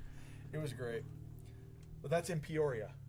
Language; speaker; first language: English; native; English